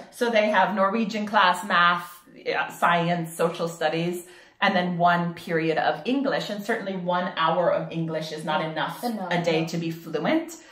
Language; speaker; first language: English; native; English